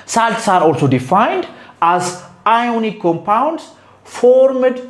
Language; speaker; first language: English; non-native, local second language; Amharic